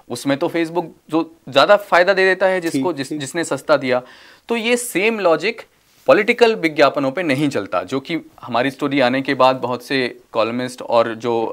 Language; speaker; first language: Hindi; native; Hindi